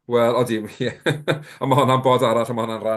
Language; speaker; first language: Welsh; native; Welsh